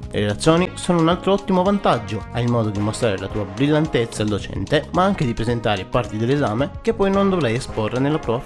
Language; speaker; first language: Italian; native; Italian